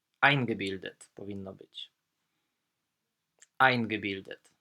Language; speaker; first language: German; non-native, fluent; Polish